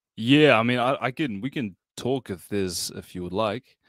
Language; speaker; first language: English; native; English